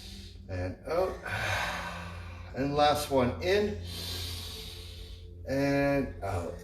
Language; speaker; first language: English; native; English